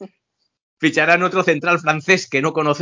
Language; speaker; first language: Spanish; native; Spanish